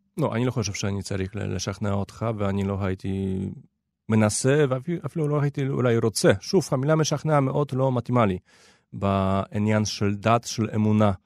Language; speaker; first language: Hebrew; non-native, fluent; Polish